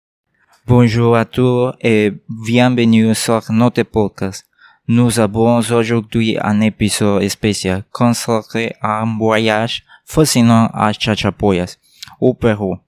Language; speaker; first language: French; non-native, learner; Spanish